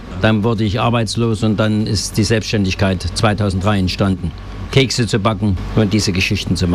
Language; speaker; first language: German; native; German